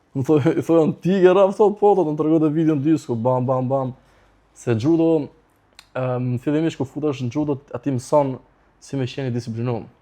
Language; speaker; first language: Albanian; native; Albanian